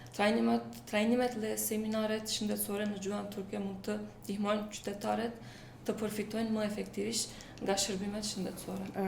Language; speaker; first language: Albanian; non-native, local second language; Turkish